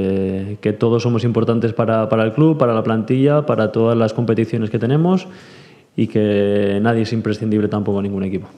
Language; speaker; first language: Spanish; native; Spanish